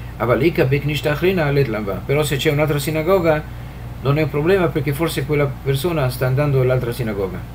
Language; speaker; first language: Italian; non-native, fluent; Hebrew